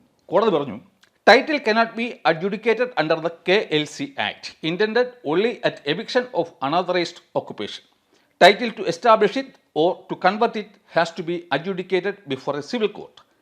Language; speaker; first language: English; non-native, local second language; Malayalam